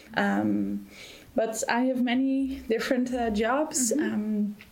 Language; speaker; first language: English; non-native, fluent; Dutch